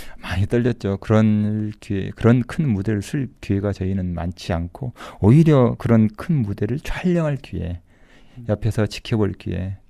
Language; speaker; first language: Korean; native; Korean